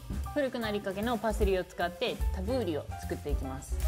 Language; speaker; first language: Japanese; native; Japanese